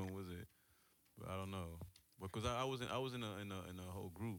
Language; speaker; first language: English; early bilingual, other home language; Haitian Creole